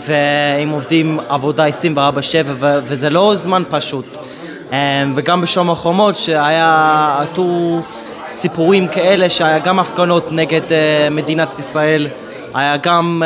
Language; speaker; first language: Hebrew; non-native, fluent; English